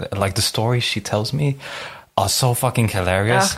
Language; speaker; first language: English; early bilingual, other home language; Arabic